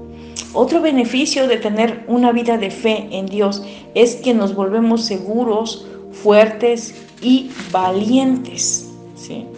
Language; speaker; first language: Spanish; native; Spanish